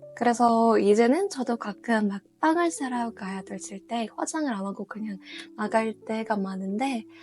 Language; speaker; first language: Korean; non-native, fluent; Russian